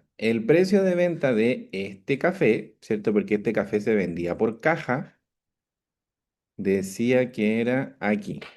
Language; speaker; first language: Spanish; native; Spanish